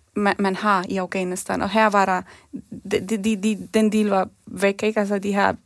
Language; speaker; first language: Danish; early bilingual, other home language; Persian